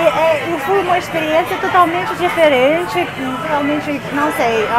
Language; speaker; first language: Portuguese; non-native, fluent; Russian